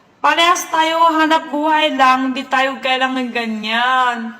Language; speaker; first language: Filipino; non-native, learner; Chinese